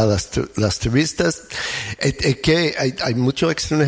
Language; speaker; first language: Spanish; non-native, learner; English